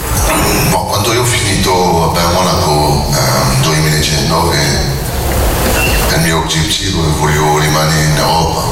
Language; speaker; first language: Italian; non-native, learner; French